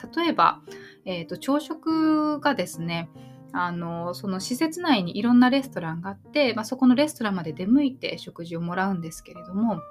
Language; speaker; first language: Japanese; native; Japanese